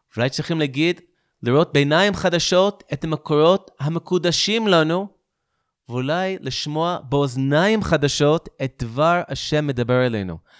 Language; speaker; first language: Hebrew; non-native, fluent; English